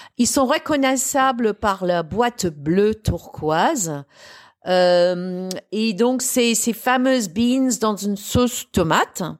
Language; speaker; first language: French; non-native, fluent; English